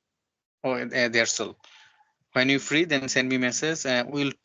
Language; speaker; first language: English; non-native, learner; Bangla